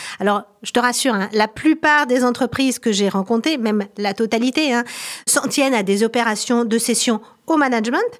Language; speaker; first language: French; native; French